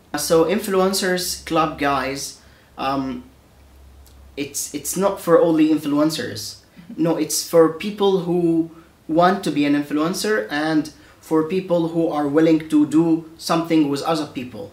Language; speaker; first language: English; non-native, fluent; Arabic